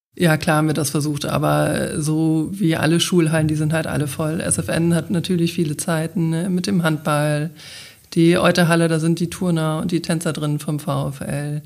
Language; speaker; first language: German; native; German